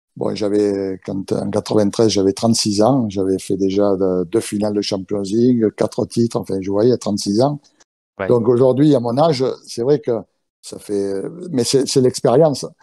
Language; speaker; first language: French; native; French